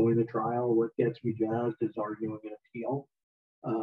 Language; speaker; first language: English; native; English